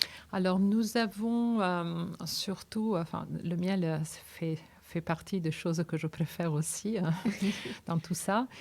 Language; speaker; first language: French; non-native, fluent; Italian